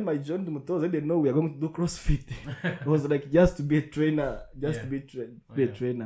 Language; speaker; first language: English; non-native, local second language; Kinyarwanda